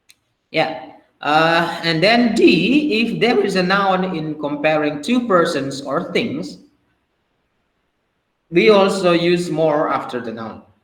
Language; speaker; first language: English; non-native, fluent; Indonesian